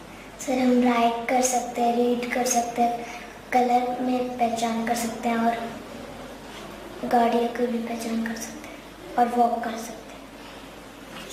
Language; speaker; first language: Hindi; native; Hindi